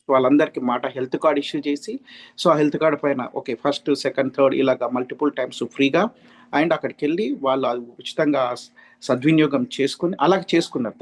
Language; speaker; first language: Telugu; native; Telugu